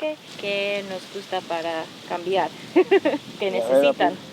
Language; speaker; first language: Spanish; non-native, learner; English